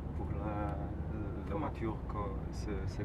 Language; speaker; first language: French; non-native, learner; Polish